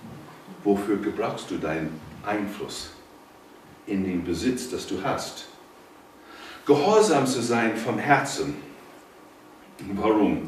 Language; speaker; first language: German; non-native, fluent; English